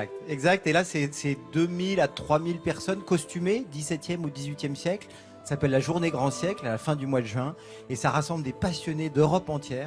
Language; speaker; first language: French; native; French